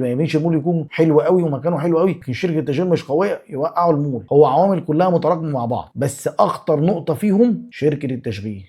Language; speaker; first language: Arabic; native; Arabic